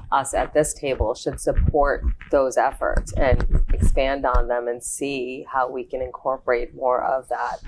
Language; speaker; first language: English; non-native, local second language; Malayalam